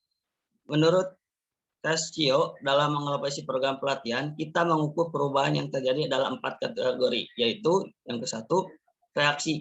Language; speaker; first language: Indonesian; native; Indonesian